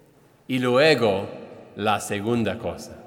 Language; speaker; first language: Spanish; non-native, fluent; English